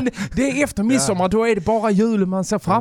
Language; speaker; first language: Swedish; native; Swedish